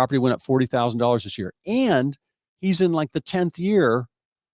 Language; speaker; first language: English; native; English